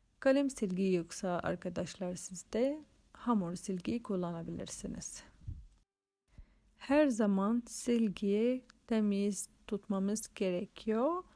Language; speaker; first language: Turkish; non-native, fluent; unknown